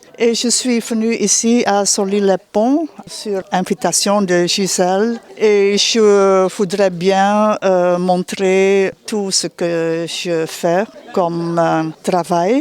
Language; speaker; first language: French; non-native, fluent; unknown